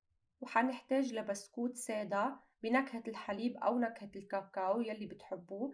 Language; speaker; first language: Arabic; native; Arabic